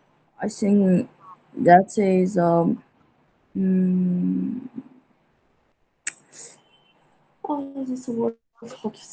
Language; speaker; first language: English; non-native, learner; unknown